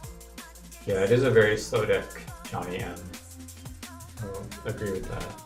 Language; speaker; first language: English; native; English